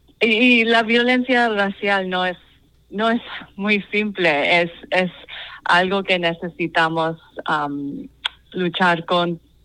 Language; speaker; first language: Spanish; non-native, fluent; English